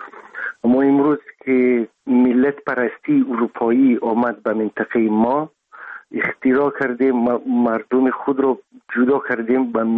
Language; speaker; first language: Persian; non-native, local second language; Russian